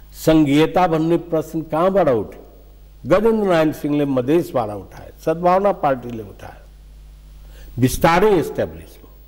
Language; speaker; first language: Nepali; non-native, local second language; Maithili